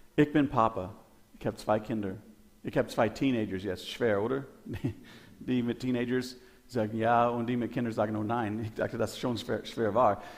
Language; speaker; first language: German; non-native, learner; English